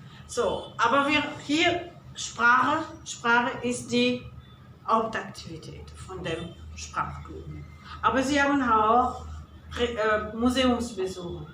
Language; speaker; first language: German; non-native, fluent; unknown